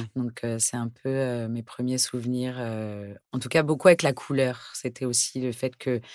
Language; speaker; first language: French; native; French